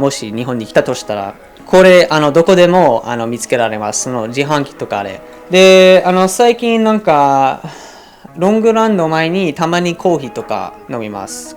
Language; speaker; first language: Japanese; non-native, fluent; English